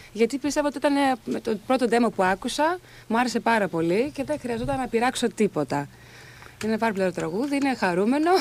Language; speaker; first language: Greek; early bilingual, other home language; Swedish